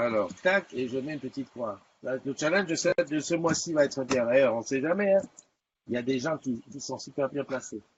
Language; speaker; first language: French; native; French